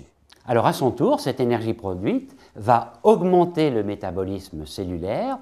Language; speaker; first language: French; native; French